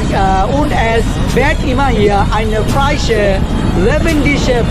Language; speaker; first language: German; non-native, learner; Bangla